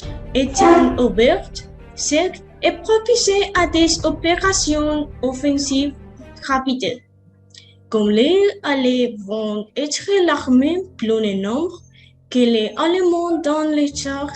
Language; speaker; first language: French; non-native, learner; Spanish